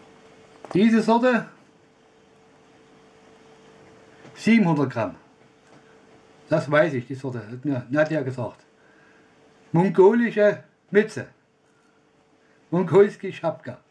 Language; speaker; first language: German; non-native, learner; Russian